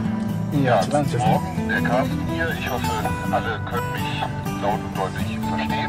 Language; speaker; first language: German; native; German